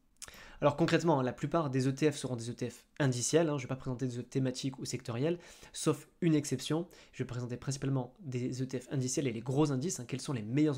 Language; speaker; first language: French; native; French